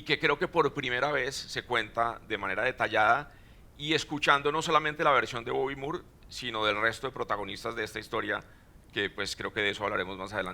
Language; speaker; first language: Spanish; native; Spanish